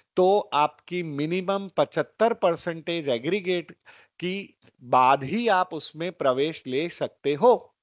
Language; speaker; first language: Hindi; non-native, local second language; Gujarati